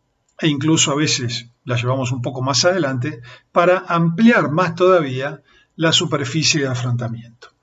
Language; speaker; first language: Spanish; native; Spanish